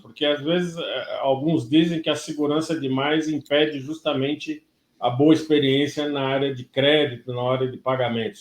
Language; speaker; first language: Portuguese; native; Portuguese